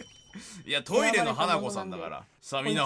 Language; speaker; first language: Japanese; native; Japanese